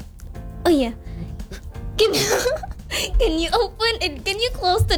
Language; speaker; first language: English; non-native, learner; Indonesian